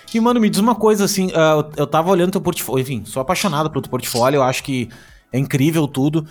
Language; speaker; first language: Portuguese; native; Portuguese